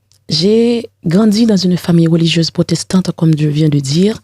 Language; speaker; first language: French; non-native, local second language; Haitian Creole